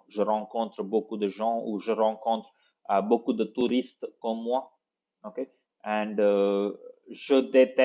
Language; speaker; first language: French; non-native, fluent; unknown